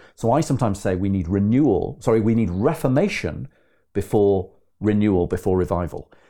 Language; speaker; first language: English; native; English